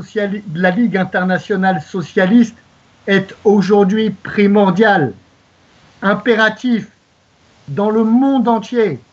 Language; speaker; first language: French; native; French